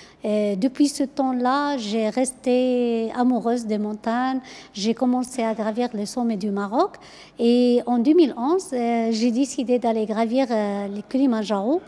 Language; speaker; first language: French; non-native, local second language; Arabic